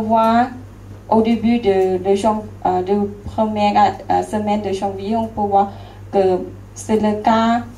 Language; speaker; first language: French; non-native, learner; Lao